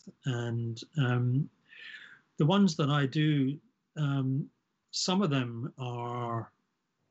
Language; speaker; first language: English; native; English